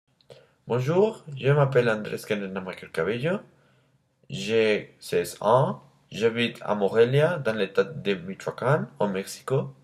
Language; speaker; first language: French; non-native, learner; Spanish